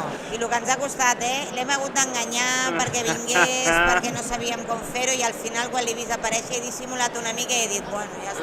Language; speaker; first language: Catalan; native; Catalan